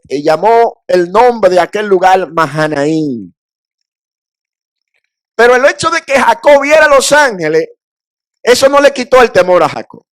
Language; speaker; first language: Spanish; native; Spanish